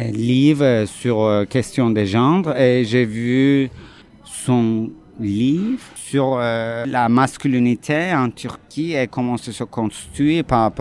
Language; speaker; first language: French; non-native, fluent; Turkish